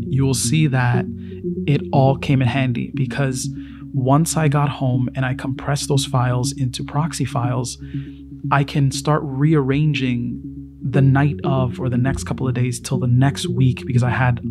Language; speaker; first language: English; native; English